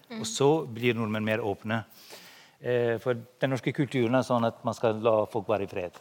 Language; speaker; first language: Norwegian; non-native, fluent; Albanian